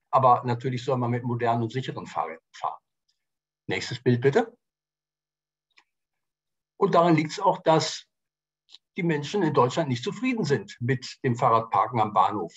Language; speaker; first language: German; native; German